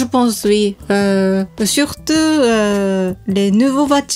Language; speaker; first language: French; non-native, learner; Japanese